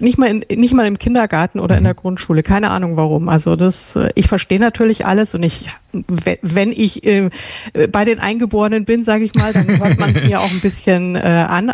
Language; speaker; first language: German; native; German